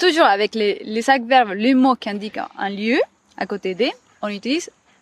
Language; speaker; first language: French; non-native, fluent; Spanish